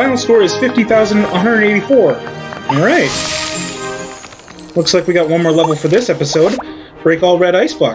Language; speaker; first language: English; native; English